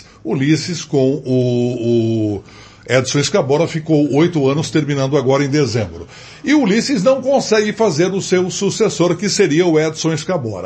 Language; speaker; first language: Portuguese; native; Portuguese